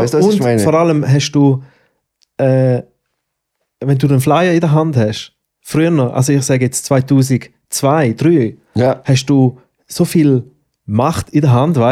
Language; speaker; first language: German; native; German